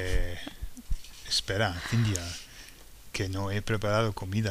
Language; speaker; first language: Spanish; non-native, fluent; English